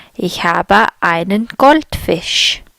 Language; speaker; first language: German; non-native, fluent; English